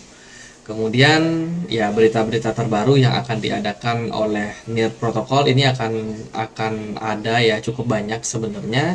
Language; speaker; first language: Indonesian; native; Indonesian